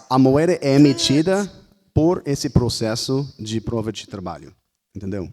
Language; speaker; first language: Portuguese; non-native, fluent; English